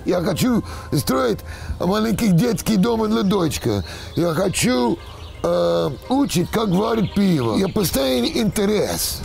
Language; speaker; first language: Russian; non-native, learner; English